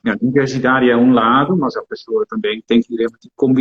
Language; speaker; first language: Portuguese; non-native, fluent; Dutch